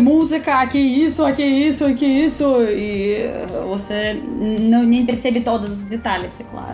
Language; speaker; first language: Portuguese; non-native, fluent; Russian